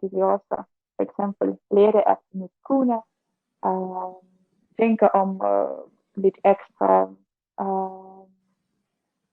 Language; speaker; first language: Danish; non-native, learner; Russian